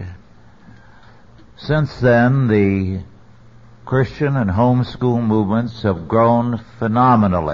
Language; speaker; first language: English; native; English